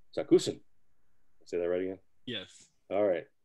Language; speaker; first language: English; early bilingual, other home language; Spanish